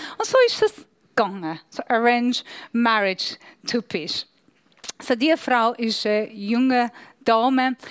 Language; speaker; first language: German; non-native, fluent; Persian